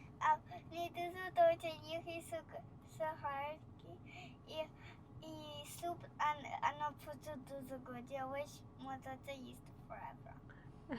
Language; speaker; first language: Ukrainian; early bilingual, heritage; Ukrainian